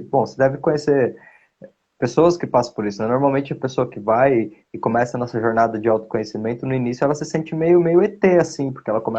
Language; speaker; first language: Portuguese; native; Portuguese